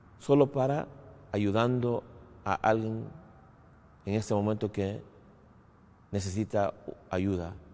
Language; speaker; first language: Spanish; non-native, fluent; English